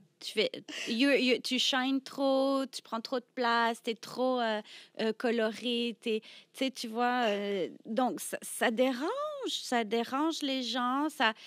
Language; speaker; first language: French; native; French